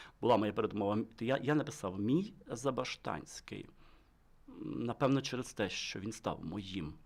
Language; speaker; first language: Ukrainian; native; Ukrainian